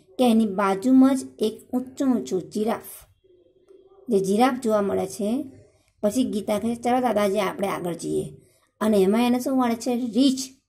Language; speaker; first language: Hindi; non-native, local second language; Gujarati